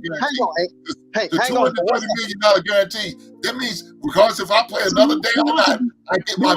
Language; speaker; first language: English; native; English